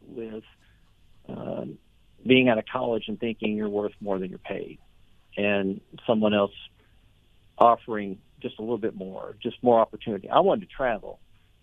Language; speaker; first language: English; native; English